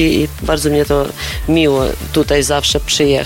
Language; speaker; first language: Polish; non-native, learner; Ukrainian